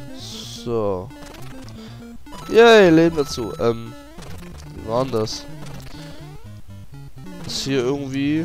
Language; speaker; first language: German; native; German